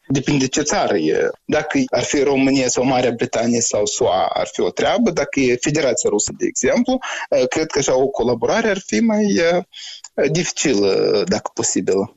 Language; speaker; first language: Romanian; native; Romanian